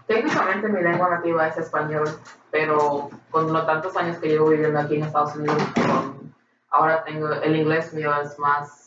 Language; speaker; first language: Spanish; early bilingual, heritage; Spanish